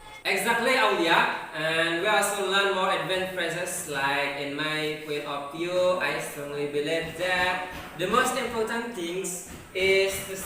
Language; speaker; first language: English; non-native, fluent; Indonesian